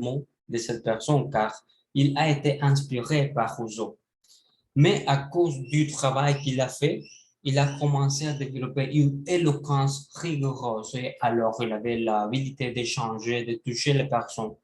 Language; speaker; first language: French; non-native, learner; Spanish